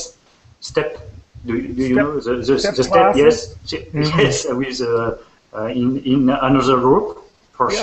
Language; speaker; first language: English; non-native, learner; French